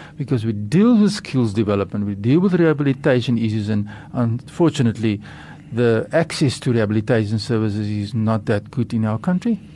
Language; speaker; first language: English; non-native, local second language; Afrikaans